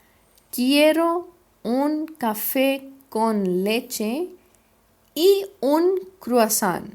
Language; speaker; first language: Spanish; non-native, fluent; Hindi